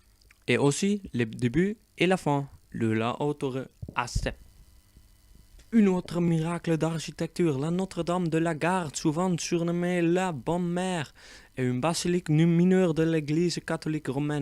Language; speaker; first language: French; non-native, learner; Dutch